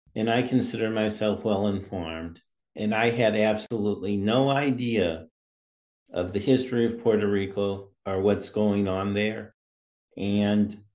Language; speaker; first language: English; native; English